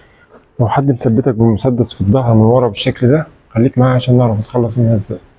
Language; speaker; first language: Arabic; native; Arabic